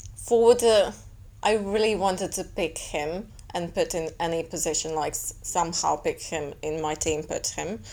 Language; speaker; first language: English; non-native, fluent; Latvian